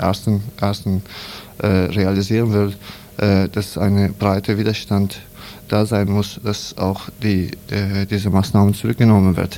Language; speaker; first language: German; non-native, learner; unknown